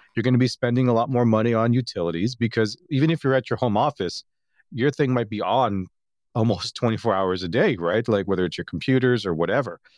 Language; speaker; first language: English; native; English